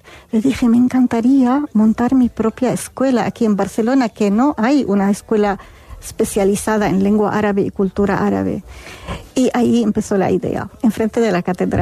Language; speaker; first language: Spanish; non-native, fluent; Arabic